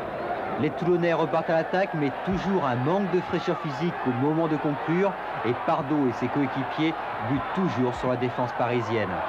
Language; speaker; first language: French; native; French